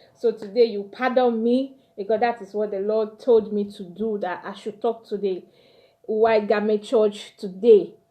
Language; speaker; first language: English; non-native, local second language; Yoruba